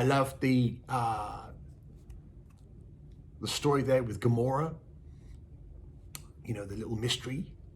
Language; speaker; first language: English; native; English